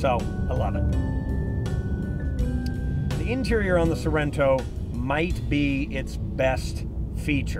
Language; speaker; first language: English; native; English